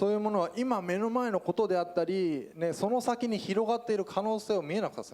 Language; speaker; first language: Japanese; native; Japanese